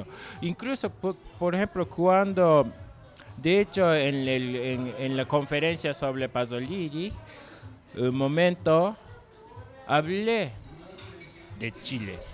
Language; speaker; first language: Spanish; non-native, learner; Japanese